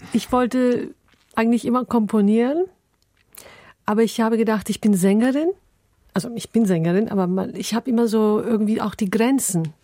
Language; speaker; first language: German; early bilingual, other home language; Turkish